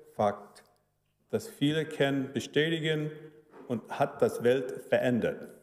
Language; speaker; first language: German; early bilingual, heritage; German